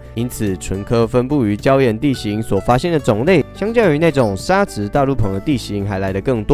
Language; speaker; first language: Chinese; native; Chinese